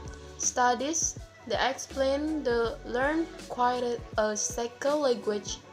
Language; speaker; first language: English; non-native, learner; Indonesian